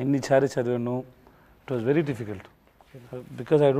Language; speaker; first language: Telugu; non-native, local second language; Tamil